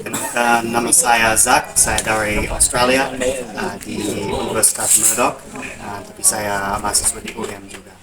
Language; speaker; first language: Indonesian; non-native, learner; English